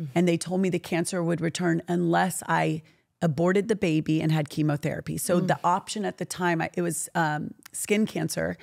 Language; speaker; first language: English; native; English